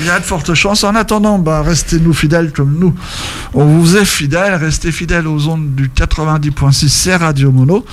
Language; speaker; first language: French; native; French